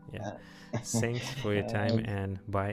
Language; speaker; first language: English; non-native, learner; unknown